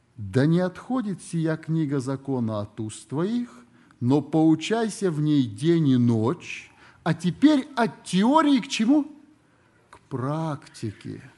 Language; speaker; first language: Russian; native; Russian